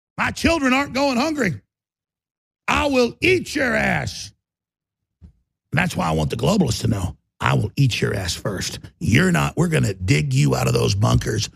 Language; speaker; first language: English; non-native, local second language; French